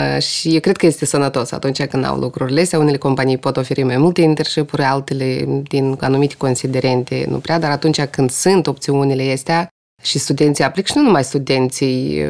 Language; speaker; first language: Romanian; non-native, local second language; Russian